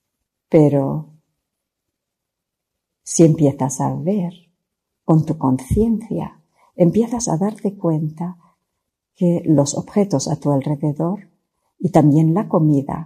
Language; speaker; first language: Spanish; non-native, fluent; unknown